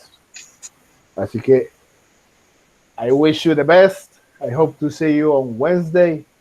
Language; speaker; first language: English; non-native, fluent; Spanish